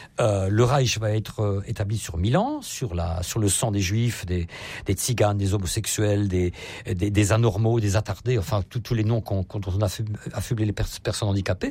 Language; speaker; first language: French; native; French